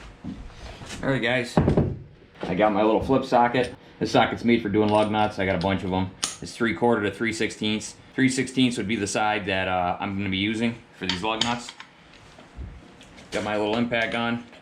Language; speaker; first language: English; native; English